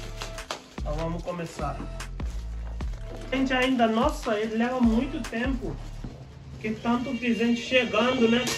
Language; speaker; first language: Portuguese; non-native, learner; Hindi